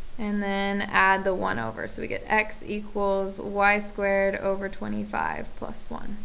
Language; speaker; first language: English; native; English